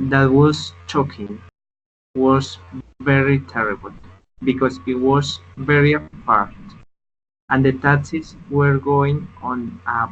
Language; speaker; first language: English; non-native, learner; Spanish